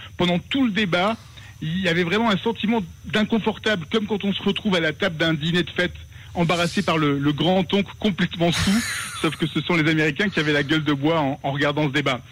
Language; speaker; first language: French; native; French